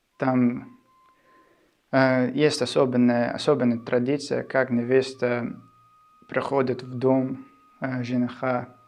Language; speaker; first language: Russian; non-native, local second language; Shughni